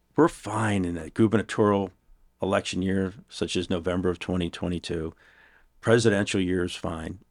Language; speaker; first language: English; native; English